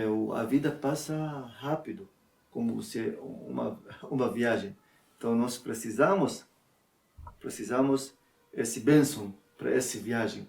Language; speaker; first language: Portuguese; non-native, learner; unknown